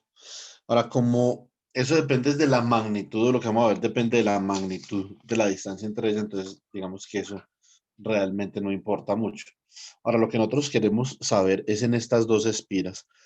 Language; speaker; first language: Spanish; native; Spanish